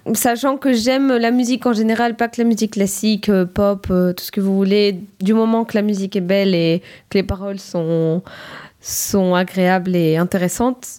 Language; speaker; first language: French; early bilingual, other home language; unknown